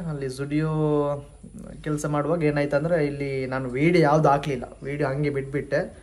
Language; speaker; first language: Kannada; non-native, local second language; Tulu